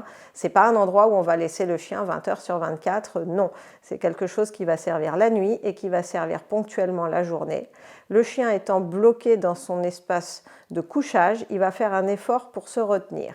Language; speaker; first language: French; native; French